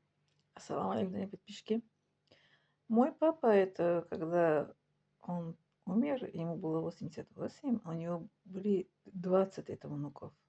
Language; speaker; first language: Russian; non-native, local second language; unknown